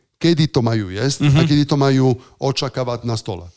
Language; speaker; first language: Slovak; non-native, fluent; Italian